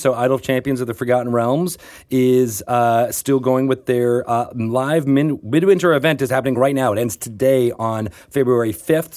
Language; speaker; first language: English; native; English